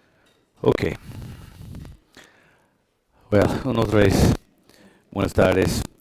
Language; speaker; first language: Spanish; non-native, learner; English